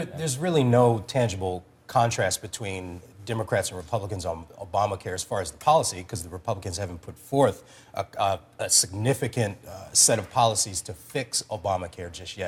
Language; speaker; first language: English; native; English